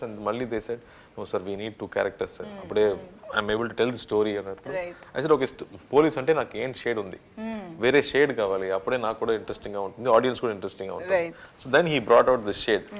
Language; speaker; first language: Telugu; non-native, local second language; Tamil